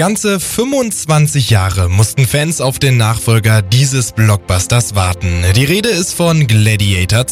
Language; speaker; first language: German; native; German